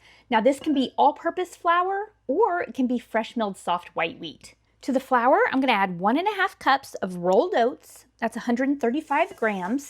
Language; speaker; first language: English; native; English